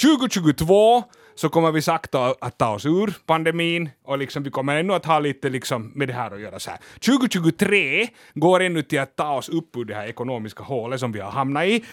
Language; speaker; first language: Swedish; native; Swedish